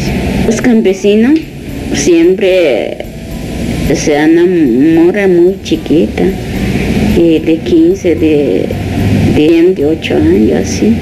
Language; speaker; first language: Spanish; non-native, local second language; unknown